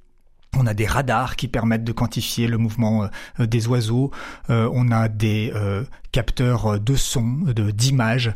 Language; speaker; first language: French; native; French